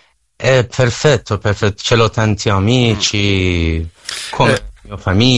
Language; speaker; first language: Italian; non-native, learner; Persian